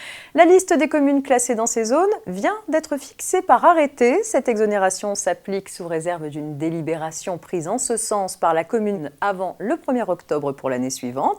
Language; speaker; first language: French; native; French